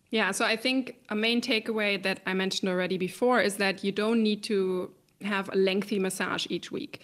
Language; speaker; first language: English; non-native, fluent; German